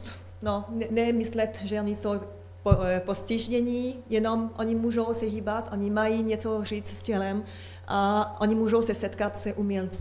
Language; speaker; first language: Czech; non-native, learner; French